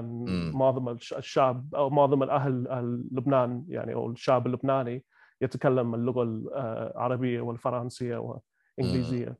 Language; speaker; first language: Arabic; non-native, learner; Kachhi